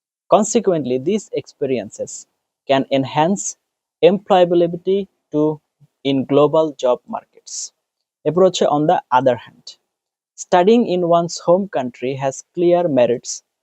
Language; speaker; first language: English; non-native, local second language; Bangla